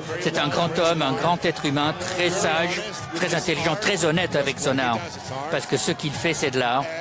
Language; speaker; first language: French; native; French